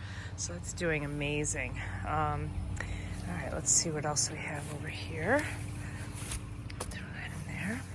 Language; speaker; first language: English; native; English